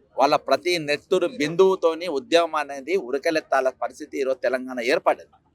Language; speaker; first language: Telugu; native; Telugu